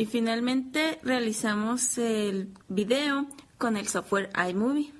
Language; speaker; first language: Spanish; native; Spanish